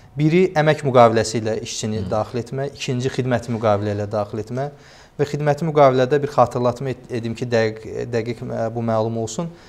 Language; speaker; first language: Azerbaijani; native; Azerbaijani